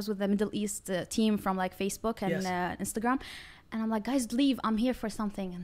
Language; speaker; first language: English; non-native, fluent; Arabic